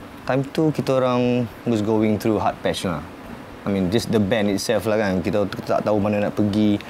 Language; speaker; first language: English; early bilingual, heritage; English